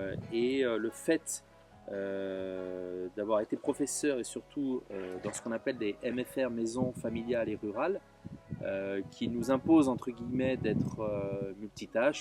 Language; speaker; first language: French; native; French